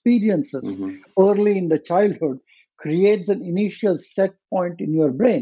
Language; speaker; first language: English; non-native, local second language; Marathi